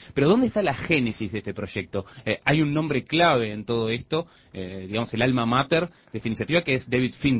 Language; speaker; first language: Spanish; native; Spanish